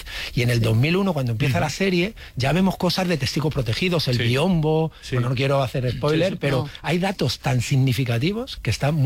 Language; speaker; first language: Spanish; native; Spanish